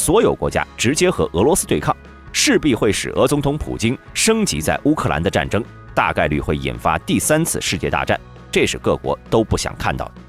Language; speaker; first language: Chinese; native; Chinese